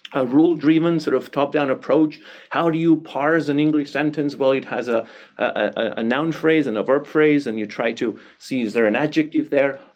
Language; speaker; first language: English; non-native, fluent; Catalan